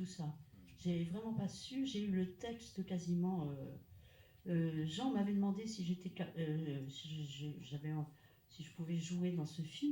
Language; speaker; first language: French; native; French